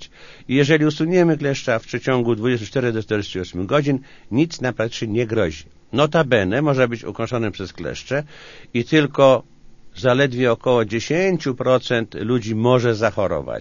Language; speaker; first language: Polish; native; Polish